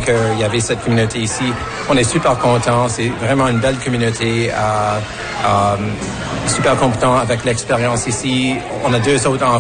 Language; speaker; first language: French; non-native, fluent; English